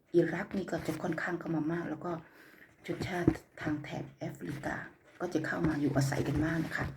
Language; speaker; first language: Thai; native; Thai